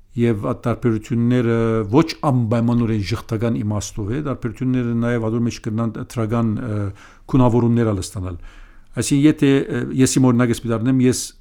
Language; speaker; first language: Armenian; early bilingual, heritage; Armenian